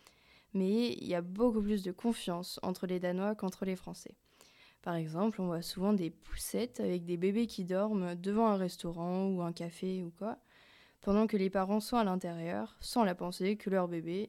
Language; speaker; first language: French; early bilingual, other home language; Danish